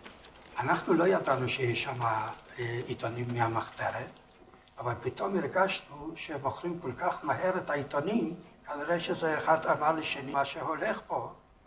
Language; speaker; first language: Hebrew; non-native, fluent; Yiddish